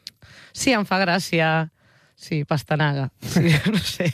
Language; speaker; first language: Catalan; non-native, learner; Spanish